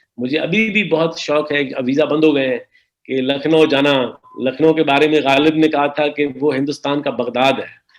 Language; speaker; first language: Urdu; non-native, local second language; Sindhi